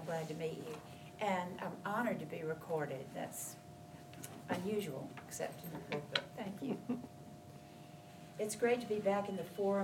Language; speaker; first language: English; native; English